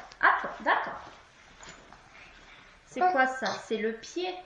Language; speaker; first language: French; native; French